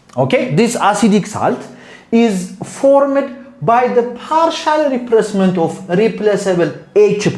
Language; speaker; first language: English; non-native, local second language; Amharic